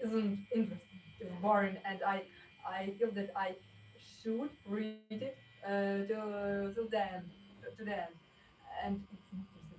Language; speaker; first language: English; non-native, learner; Ukrainian